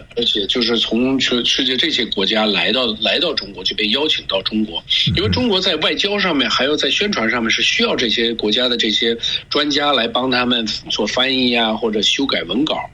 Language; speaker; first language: Chinese; early bilingual, other home language; English